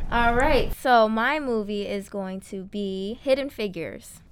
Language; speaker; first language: English; native; English